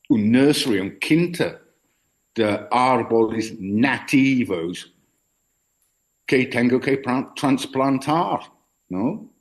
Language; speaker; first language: Spanish; non-native, learner; English